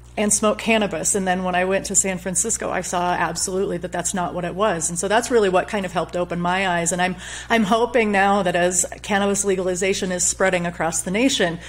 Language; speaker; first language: English; native; English